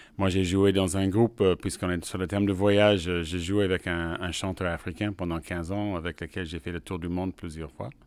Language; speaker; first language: French; non-native, fluent; English